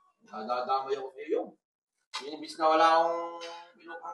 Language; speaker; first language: Filipino; native; Filipino